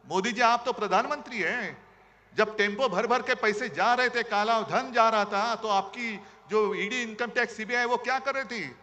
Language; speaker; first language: Hindi; non-native, local second language; Marathi